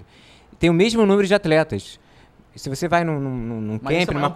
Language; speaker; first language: Portuguese; native; Portuguese